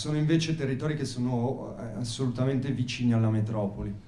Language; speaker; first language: Italian; native; Italian